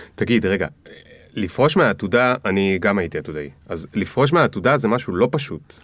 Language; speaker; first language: Hebrew; native; Hebrew